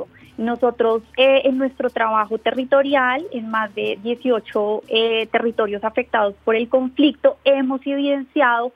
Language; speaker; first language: Spanish; native; Spanish